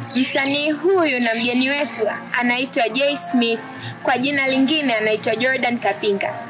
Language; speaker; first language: Swahili; native; Swahili